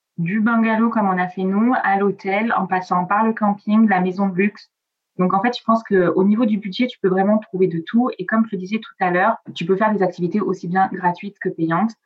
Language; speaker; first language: French; early bilingual, other home language; Italian